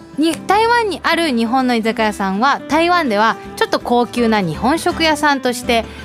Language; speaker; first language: Japanese; early bilingual, heritage; Japanese